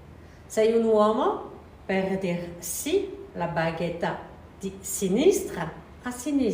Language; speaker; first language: Italian; non-native, learner; French